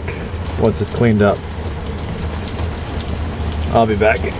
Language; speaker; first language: English; native; English